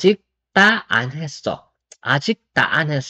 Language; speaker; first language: Korean; non-native, fluent; Filipino